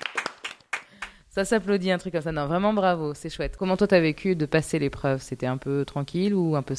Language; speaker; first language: French; native; French